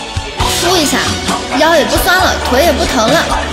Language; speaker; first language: Chinese; native; Chinese